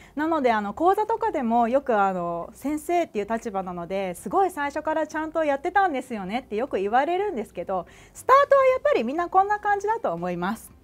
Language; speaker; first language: Japanese; native; Japanese